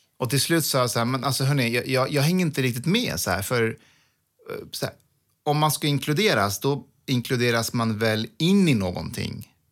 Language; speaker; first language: Swedish; early bilingual, other home language; Persian